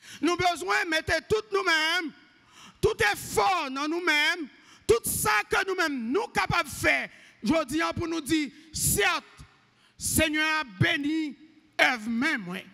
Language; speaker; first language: French; non-native, local second language; Haitian Creole